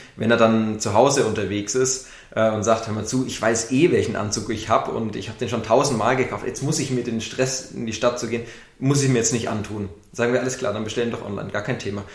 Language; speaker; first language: German; native; German